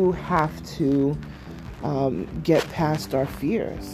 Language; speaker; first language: English; native; English